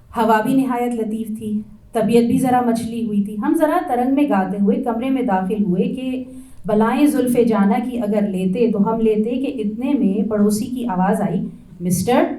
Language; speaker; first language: Urdu; native; Urdu